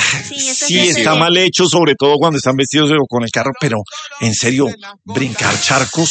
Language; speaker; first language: Spanish; native; Spanish